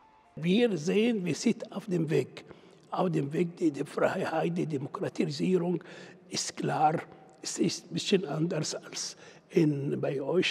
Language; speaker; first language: German; non-native, fluent; Arabic